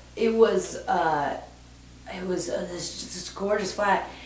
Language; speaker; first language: English; native; English